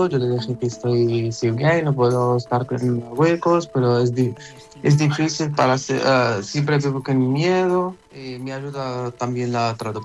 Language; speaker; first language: Spanish; non-native, learner; Arabic